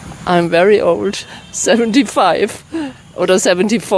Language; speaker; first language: English; non-native, learner; German